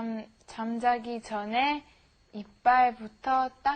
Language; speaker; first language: Korean; non-native, learner; Italian